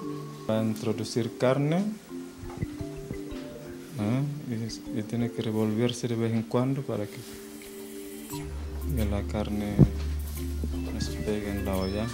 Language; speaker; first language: Spanish; non-native, fluent; Indonesian